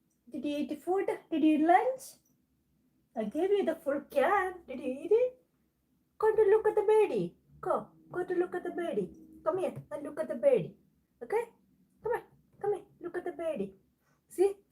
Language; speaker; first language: English; non-native, local second language; Malayalam